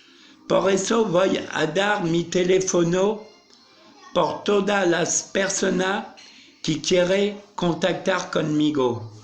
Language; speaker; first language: Spanish; non-native, learner; French